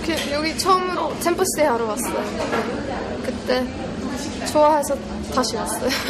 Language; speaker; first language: Korean; non-native, learner; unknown